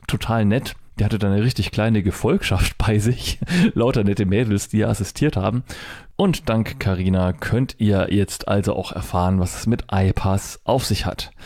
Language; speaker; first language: German; native; German